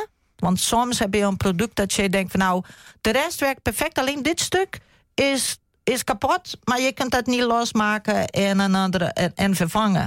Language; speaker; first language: Dutch; non-native, fluent; Portuguese